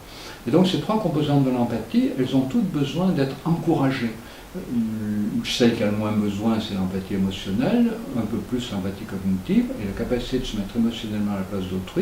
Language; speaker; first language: French; native; French